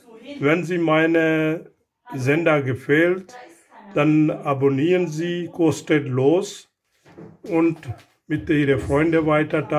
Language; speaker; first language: German; non-native, learner; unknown